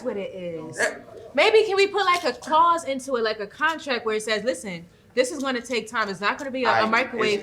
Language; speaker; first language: English; native; English